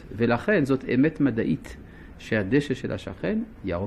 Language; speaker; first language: Hebrew; non-native, fluent; French